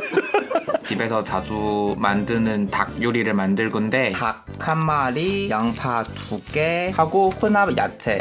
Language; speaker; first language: Korean; non-native, fluent; Chinese